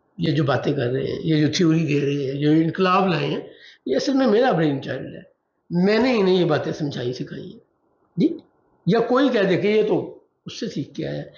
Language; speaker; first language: Urdu; non-native, local second language; Punjabi